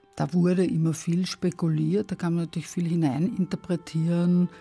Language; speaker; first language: German; native; German